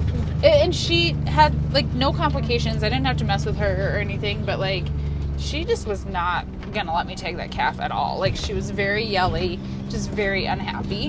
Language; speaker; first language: English; native; English